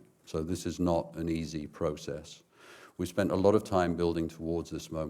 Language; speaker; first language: English; native; English